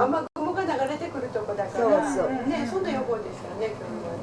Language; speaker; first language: Japanese; native; Japanese